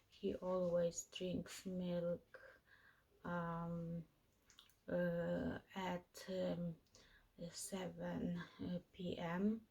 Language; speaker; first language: English; non-native, learner; Polish